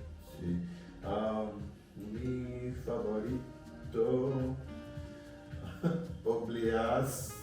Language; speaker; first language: Spanish; non-native, learner; English